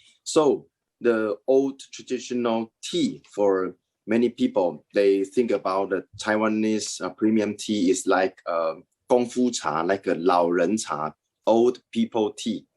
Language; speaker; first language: English; non-native, learner; Chinese